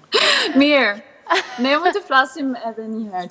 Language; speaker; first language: Albanian; early bilingual, heritage; Albanian